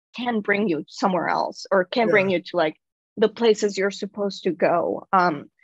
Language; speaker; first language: English; non-native, fluent; Spanish